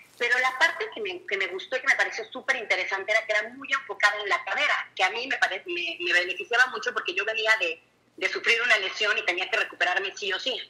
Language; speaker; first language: Spanish; native; Spanish